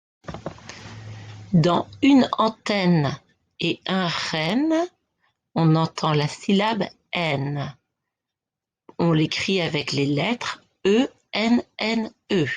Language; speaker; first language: French; native; French